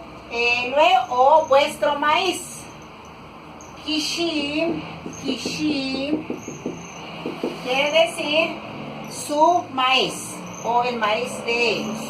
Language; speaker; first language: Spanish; non-native, local second language; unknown